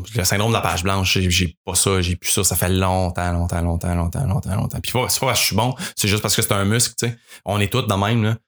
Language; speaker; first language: French; native; French